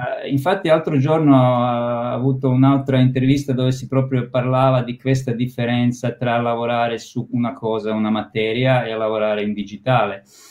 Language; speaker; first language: Italian; non-native, fluent; Croatian